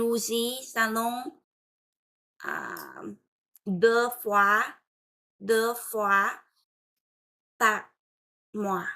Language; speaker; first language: French; non-native, learner; Vietnamese